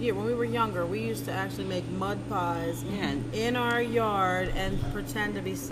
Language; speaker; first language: English; native; English